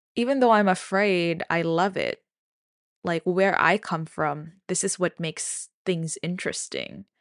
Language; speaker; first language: English; non-native, local second language; Filipino